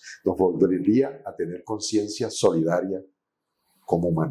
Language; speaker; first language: Spanish; native; Spanish